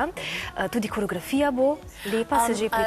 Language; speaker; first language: Slovenian; native; Slovenian